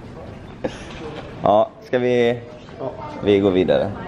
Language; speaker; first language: Swedish; native; Swedish